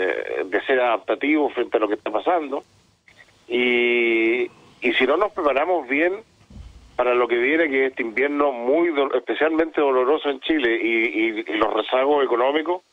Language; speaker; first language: Spanish; native; Spanish